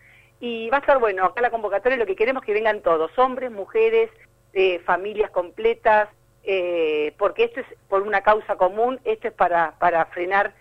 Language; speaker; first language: Spanish; native; Spanish